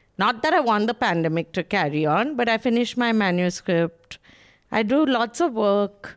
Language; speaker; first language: English; native; English